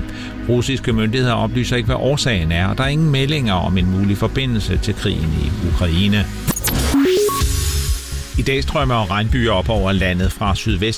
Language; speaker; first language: Danish; native; Danish